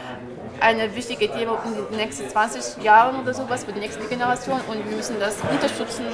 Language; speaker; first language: German; non-native, learner; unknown